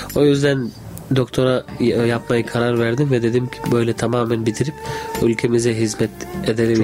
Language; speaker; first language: Turkish; non-native, fluent; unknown